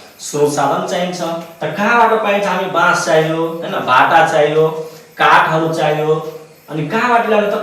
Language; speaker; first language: Nepali; non-native, local second language; Maithili